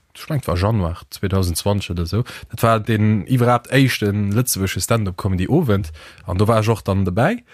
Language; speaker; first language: Luxembourgish; early bilingual, other home language; Portuguese